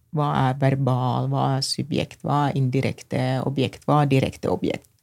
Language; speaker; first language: Norwegian; non-native, fluent; Finnish